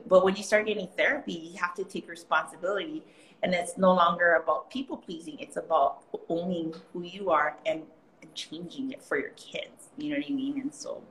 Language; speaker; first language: English; early bilingual, other home language; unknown